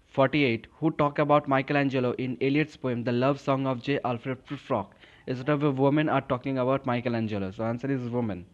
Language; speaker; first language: English; non-native, local second language; Bangla